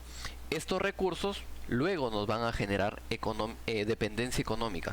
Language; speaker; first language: Spanish; native; Spanish